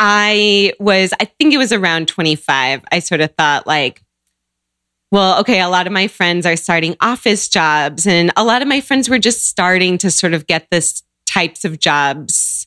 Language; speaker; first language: English; native; English